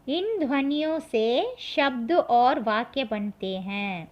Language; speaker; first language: Hindi; non-native, local second language; Tamil